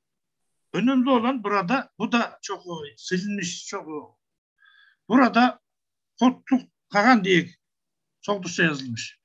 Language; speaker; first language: Turkish; non-native, learner; Kazakh